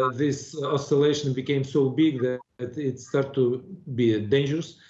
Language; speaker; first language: English; non-native, fluent; Russian